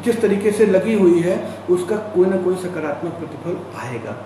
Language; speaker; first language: Hindi; non-native, local second language; Marathi